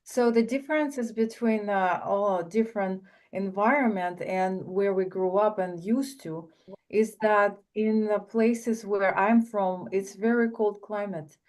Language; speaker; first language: English; non-native, learner; Russian